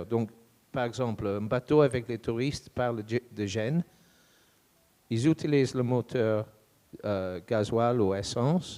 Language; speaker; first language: French; non-native, fluent; English